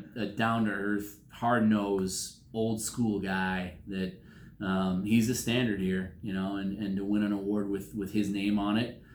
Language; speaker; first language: English; native; English